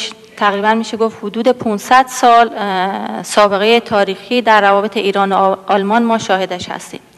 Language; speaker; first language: Persian; native; Persian